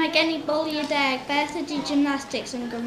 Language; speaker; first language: Welsh; non-native, local second language; English